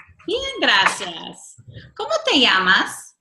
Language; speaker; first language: Spanish; non-native, fluent; English